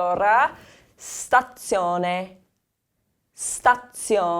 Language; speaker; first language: Italian; non-native, fluent; English